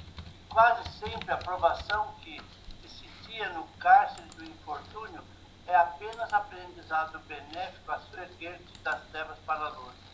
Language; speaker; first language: Portuguese; native; Portuguese